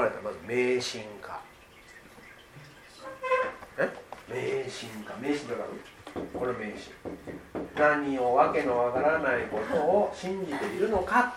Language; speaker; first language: Japanese; native; Japanese